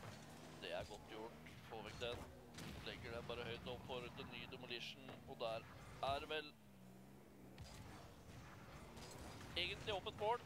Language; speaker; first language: Norwegian; native; Norwegian